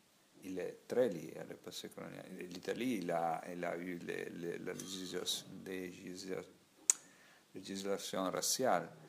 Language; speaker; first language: French; non-native, learner; Italian